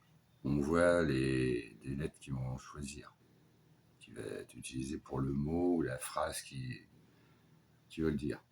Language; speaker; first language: French; native; French